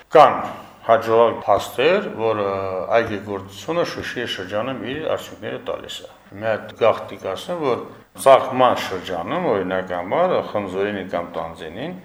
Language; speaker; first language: Armenian; native; Armenian